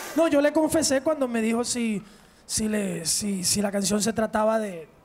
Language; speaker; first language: Spanish; early bilingual, heritage; Spanish